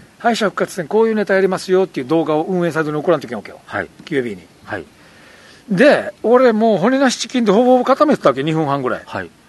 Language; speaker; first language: Japanese; native; Japanese